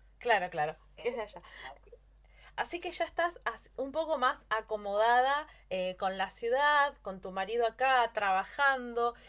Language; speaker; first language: Spanish; native; Spanish